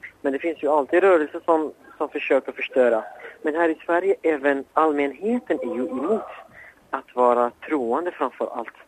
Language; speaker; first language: Swedish; non-native, fluent; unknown